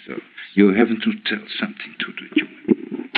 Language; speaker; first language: English; non-native, learner; Dutch